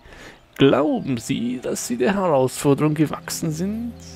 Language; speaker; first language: German; native; German